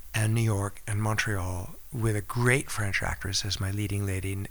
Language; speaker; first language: English; native; English